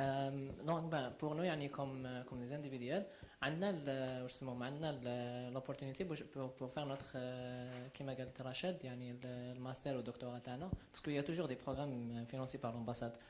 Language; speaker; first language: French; non-native, local second language; Arabic